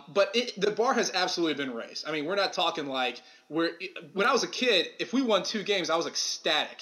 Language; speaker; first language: English; native; English